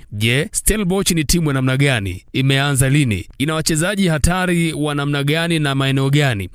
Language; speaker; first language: Swahili; native; Swahili